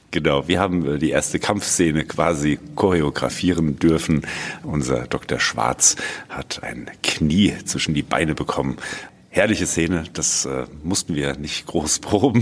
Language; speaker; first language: German; native; German